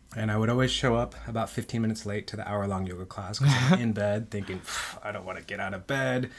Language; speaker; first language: English; early bilingual, heritage; Spanish